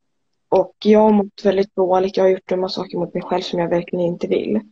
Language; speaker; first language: Swedish; native; Swedish